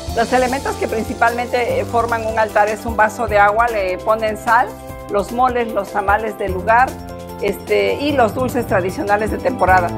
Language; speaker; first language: Spanish; native; Spanish